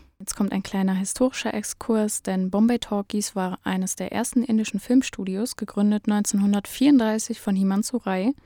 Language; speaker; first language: German; early bilingual, other home language; Uzbek